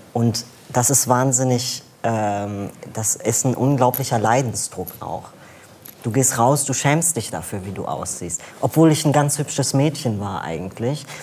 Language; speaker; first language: German; native; German